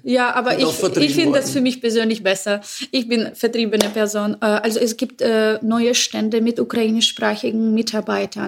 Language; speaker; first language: German; non-native, fluent; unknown